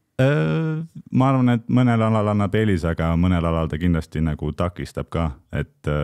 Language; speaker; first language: Estonian; native; Estonian